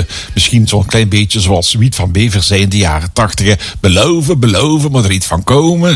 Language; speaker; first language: Dutch; native; Dutch